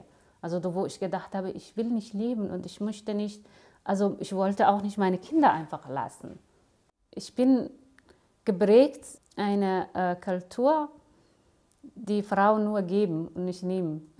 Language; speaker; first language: German; non-native, fluent; Somali